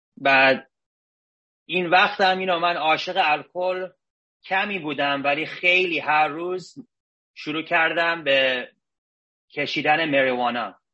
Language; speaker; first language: Persian; early bilingual, heritage; Persian